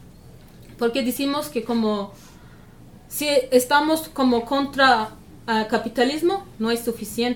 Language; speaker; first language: Spanish; non-native, learner; Kurdish